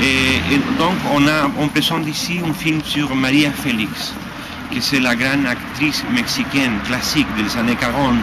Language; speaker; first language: French; non-native, fluent; Spanish